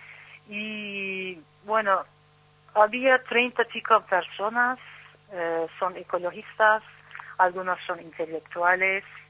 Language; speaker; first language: Spanish; non-native, learner; Turkish